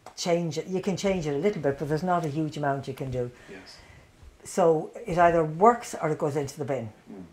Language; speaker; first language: English; native; English